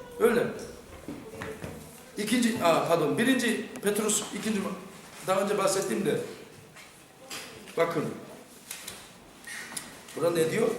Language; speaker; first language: Turkish; non-native, fluent; Korean